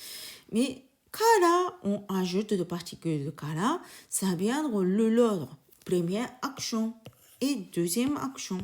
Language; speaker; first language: French; non-native, learner; Japanese